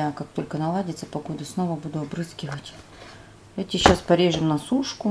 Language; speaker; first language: Russian; native; Russian